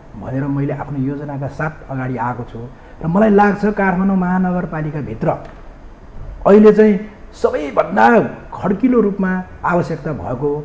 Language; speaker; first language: Nepali; non-native, local second language; Newari